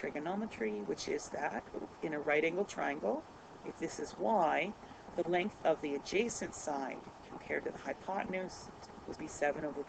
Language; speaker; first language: English; native; English